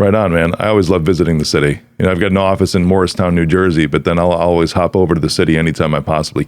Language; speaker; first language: English; native; English